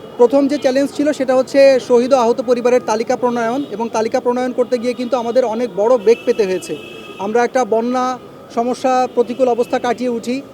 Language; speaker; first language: Bangla; native; Bangla